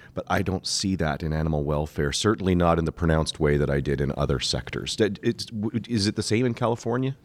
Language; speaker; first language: English; native; English